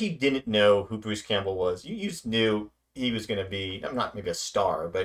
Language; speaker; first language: English; native; English